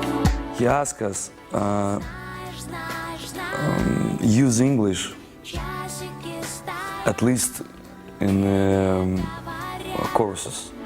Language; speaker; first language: English; non-native, learner; Russian